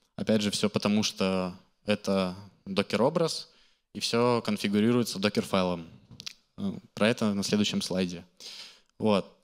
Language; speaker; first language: Russian; native; Russian